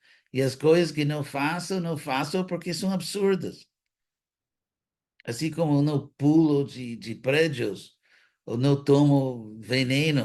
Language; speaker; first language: Portuguese; non-native, fluent; English